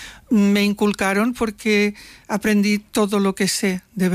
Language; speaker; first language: Spanish; non-native, local second language; Catalan